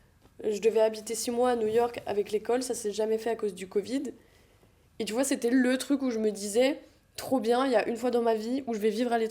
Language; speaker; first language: French; native; French